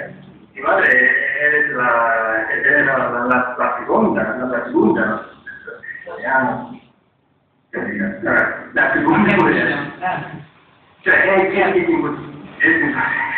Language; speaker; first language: Spanish; non-native, learner; English